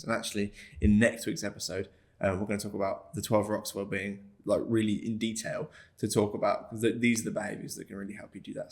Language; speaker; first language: English; native; English